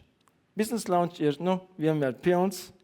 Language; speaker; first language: Latvian; non-native, learner; German